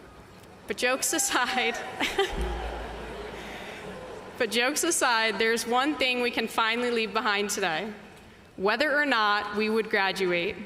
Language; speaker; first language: English; native; English